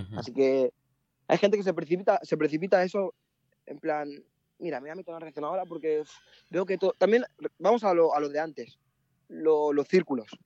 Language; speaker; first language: Spanish; early bilingual, other home language; Mandingo